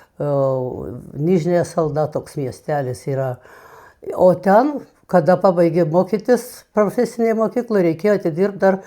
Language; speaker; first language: Lithuanian; non-native, fluent; Russian